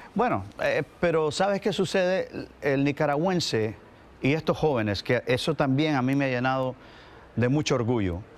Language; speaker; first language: Spanish; native; Spanish